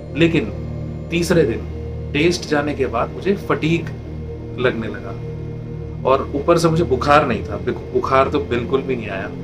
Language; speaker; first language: Hindi; non-native, local second language; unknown